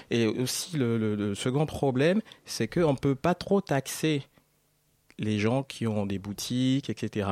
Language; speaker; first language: French; non-native, local second language; Fon